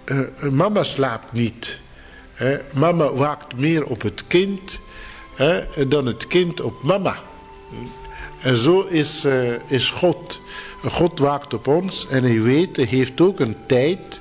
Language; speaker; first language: Dutch; non-native, fluent; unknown